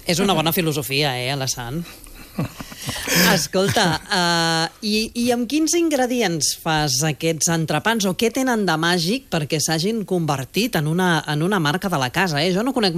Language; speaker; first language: Catalan; native; Catalan